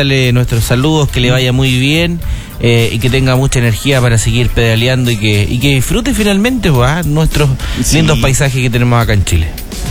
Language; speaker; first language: Spanish; native; Spanish